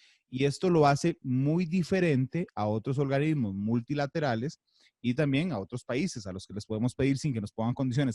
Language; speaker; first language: Spanish; native; Spanish